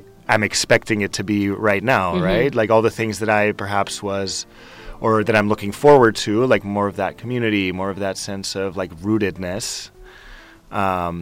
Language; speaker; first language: English; non-native, fluent; Spanish